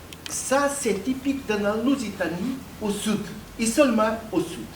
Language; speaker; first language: French; non-native, fluent; Portuguese